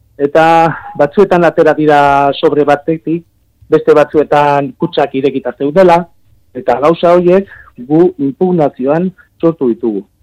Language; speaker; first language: Basque; non-native, local second language; Spanish